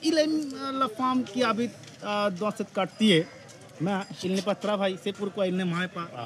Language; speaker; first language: French; non-native, learner; Bangla